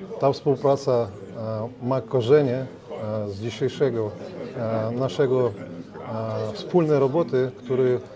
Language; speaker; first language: Polish; non-native, learner; Ukrainian